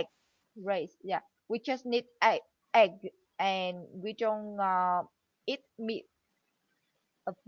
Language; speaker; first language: English; non-native, learner; Vietnamese